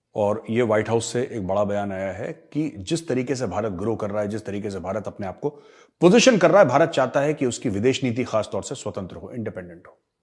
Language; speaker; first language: Hindi; native; Hindi